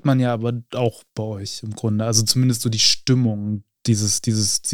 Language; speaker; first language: German; native; German